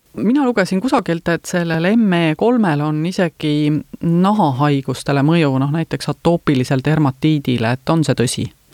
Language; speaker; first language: Estonian; native; Estonian